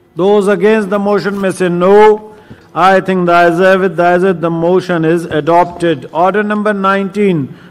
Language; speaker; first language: English; non-native, local second language; Urdu